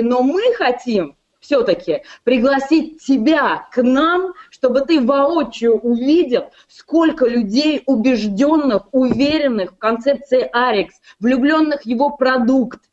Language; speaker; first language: Russian; native; Russian